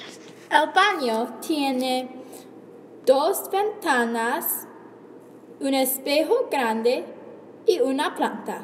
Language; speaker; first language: Spanish; non-native, learner; English